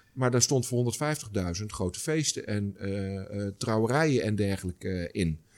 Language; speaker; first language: Dutch; native; Dutch